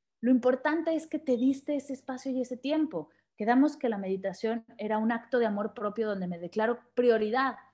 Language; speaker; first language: Spanish; native; Spanish